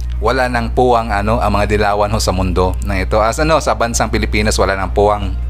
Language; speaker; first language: Filipino; non-native, local second language; Cebuano